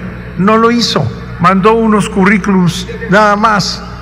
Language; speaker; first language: Spanish; native; Spanish